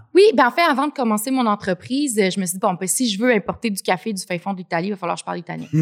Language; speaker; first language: French; native; French